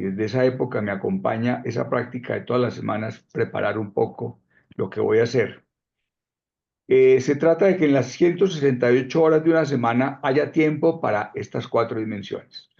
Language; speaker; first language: Spanish; native; Spanish